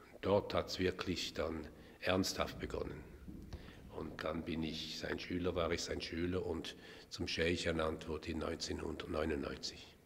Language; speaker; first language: German; native; German